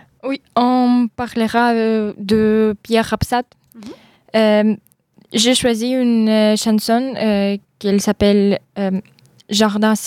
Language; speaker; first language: French; non-native, learner; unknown